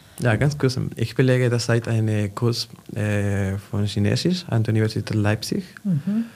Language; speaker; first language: German; non-native, fluent; Spanish